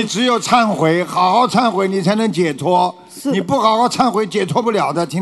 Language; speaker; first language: Chinese; native; Chinese